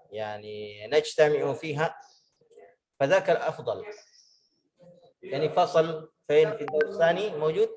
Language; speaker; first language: Arabic; non-native, fluent; Indonesian